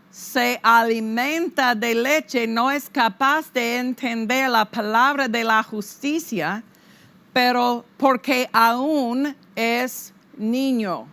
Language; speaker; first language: Spanish; non-native, fluent; English